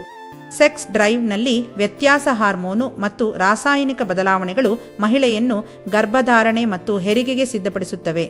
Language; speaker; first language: Kannada; native; Kannada